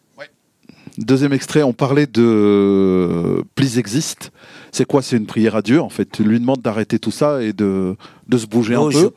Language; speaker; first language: French; native; French